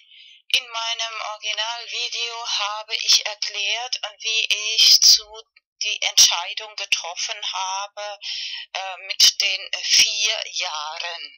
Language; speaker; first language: German; non-native, learner; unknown